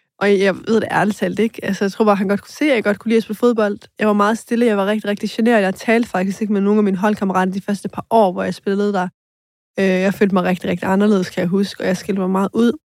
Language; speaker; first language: Danish; early bilingual, other home language; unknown